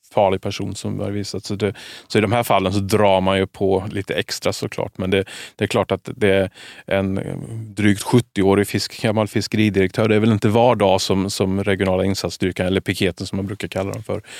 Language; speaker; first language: Swedish; native; Swedish